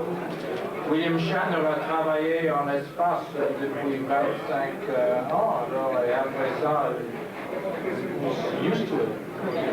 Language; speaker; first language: French; non-native, learner; English